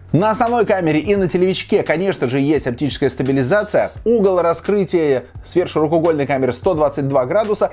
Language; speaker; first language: Russian; native; Russian